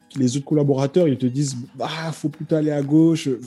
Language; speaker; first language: French; native; French